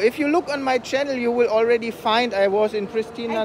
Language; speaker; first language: English; non-native, fluent; German